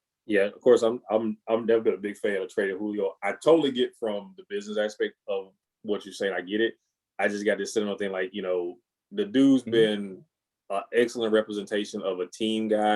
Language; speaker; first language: English; native; English